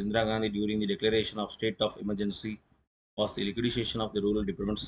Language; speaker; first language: English; non-native, local second language; Tamil